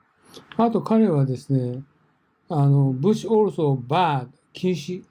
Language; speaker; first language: Japanese; native; Japanese